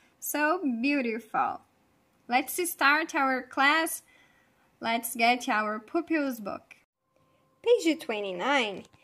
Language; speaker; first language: English; non-native, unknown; Portuguese